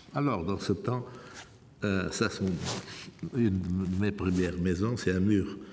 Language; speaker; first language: French; non-native, fluent; Portuguese